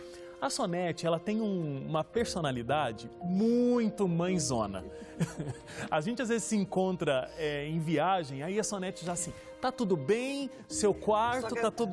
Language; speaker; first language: Portuguese; native; Portuguese